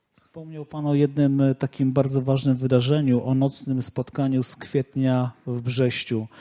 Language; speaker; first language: Polish; native; Polish